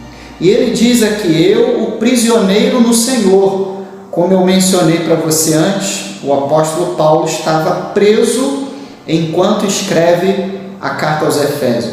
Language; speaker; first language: Portuguese; native; Portuguese